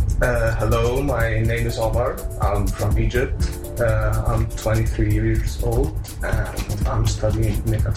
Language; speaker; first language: English; non-native, fluent; Arabic